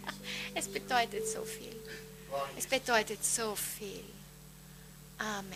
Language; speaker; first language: German; native; German